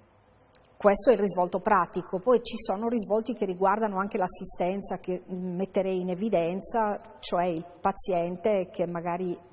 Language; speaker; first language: Italian; native; Italian